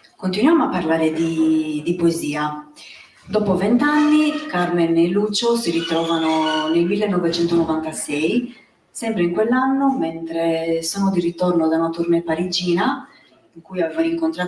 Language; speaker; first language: Italian; native; Italian